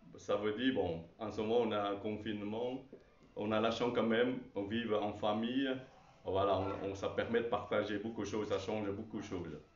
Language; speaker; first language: French; non-native, learner; Chinese